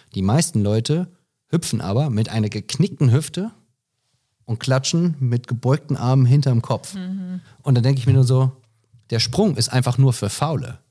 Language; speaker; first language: German; non-native, fluent; English